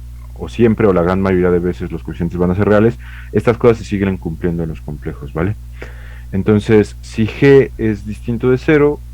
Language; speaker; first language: Spanish; native; Spanish